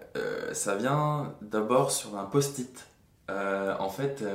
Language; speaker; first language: French; native; French